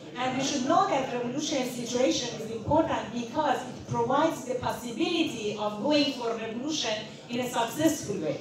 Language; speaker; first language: English; non-native, fluent; Persian